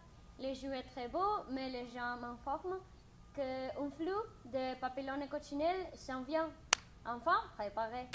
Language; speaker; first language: French; non-native, learner; Spanish